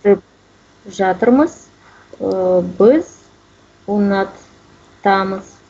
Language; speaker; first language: Kazakh; non-native, learner; Russian